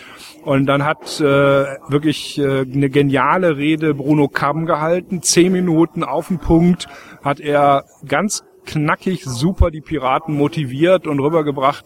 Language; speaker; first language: German; native; German